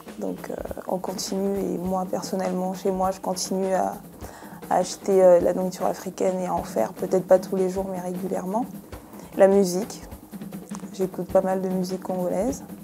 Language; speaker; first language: French; early bilingual, other home language; Lingala